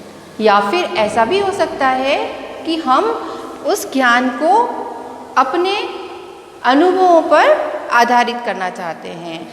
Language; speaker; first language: Hindi; native; Hindi